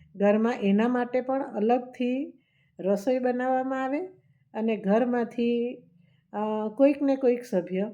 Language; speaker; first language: Gujarati; non-native, local second language; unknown